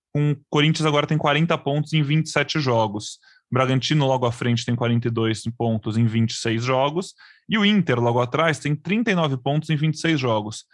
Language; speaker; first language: Portuguese; native; Portuguese